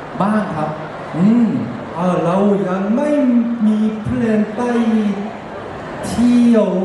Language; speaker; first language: Thai; non-native, learner; Korean